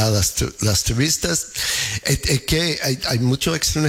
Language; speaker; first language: Spanish; non-native, fluent; English